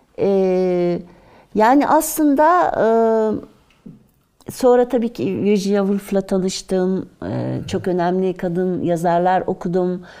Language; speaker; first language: Turkish; native; Turkish